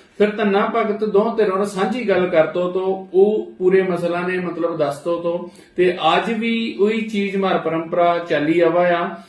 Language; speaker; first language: Punjabi; non-native, local second language; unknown